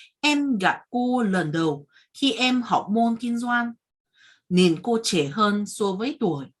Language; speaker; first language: Vietnamese; non-native, fluent; Korean